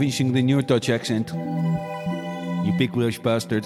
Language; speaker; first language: English; native; English